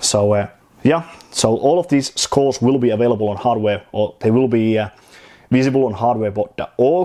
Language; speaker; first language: English; non-native, fluent; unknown